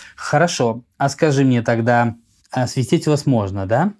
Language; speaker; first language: Russian; native; Russian